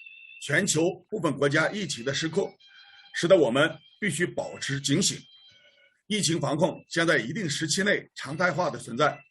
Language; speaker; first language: Chinese; native; Chinese